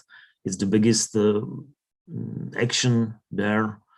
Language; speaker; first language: English; non-native, learner; Czech